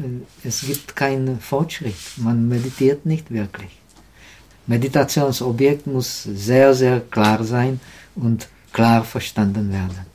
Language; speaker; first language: German; non-native, learner; Czech